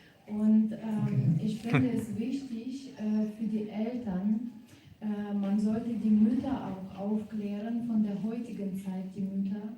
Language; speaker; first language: German; non-native, fluent; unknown